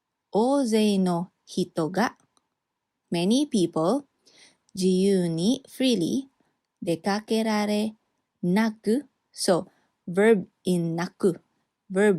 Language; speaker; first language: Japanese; non-native, fluent; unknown